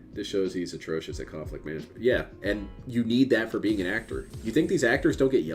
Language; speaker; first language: English; native; English